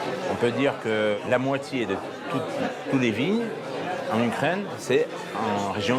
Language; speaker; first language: French; non-native, fluent; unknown